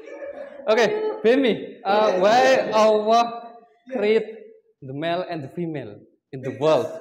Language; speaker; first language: English; non-native, learner; Indonesian